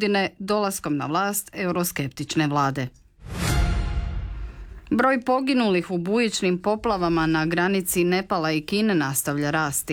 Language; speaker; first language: Serbian; native; Serbian